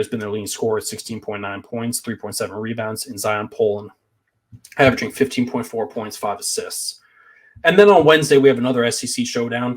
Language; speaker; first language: English; native; English